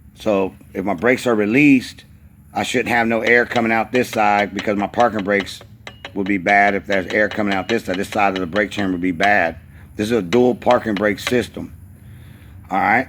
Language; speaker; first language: English; native; English